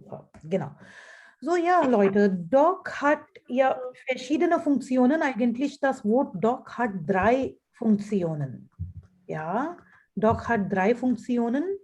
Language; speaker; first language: German; non-native, fluent; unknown